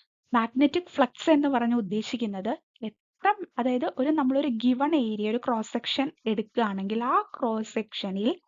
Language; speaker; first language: Malayalam; native; Malayalam